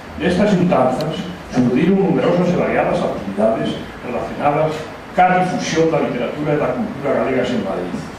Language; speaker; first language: Galician; non-native, fluent; Spanish